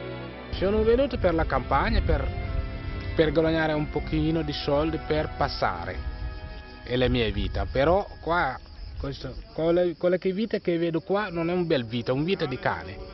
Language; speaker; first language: Italian; non-native, learner; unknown